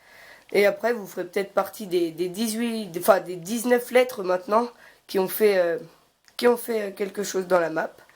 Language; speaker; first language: French; native; French